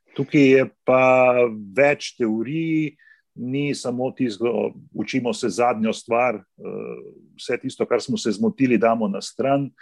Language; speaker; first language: Slovenian; native; Slovenian